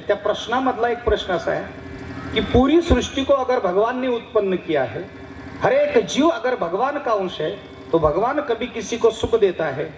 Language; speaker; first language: Hindi; non-native, local second language; Marathi